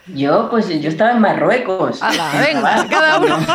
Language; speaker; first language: Spanish; native; Spanish